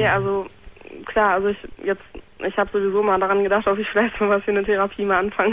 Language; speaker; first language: German; native; German